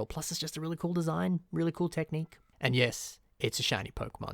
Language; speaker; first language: English; native; English